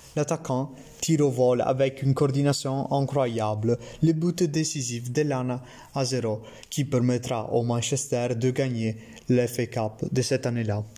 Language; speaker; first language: French; non-native, learner; Italian